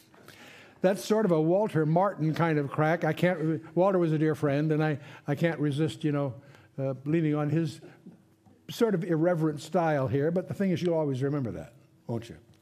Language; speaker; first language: English; native; English